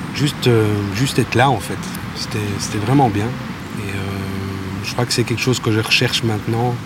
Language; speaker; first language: French; native; French